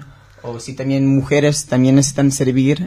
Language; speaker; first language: Spanish; non-native, learner; Hebrew